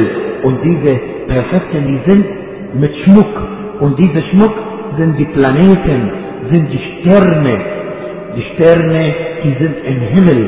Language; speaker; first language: German; non-native, fluent; Arabic